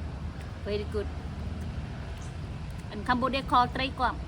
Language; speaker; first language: English; non-native, learner; Khmer